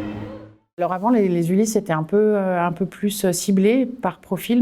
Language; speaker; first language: French; native; French